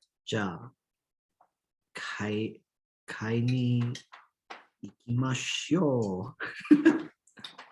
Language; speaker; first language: Japanese; non-native, learner; English